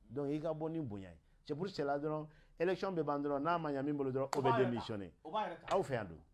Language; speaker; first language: French; non-native, local second language; Bambara